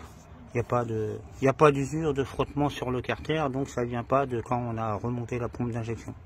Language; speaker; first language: French; native; French